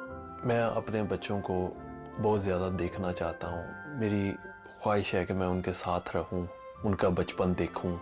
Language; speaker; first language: Hindi; non-native, local second language; Punjabi